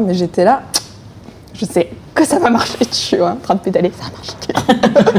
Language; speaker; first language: French; native; French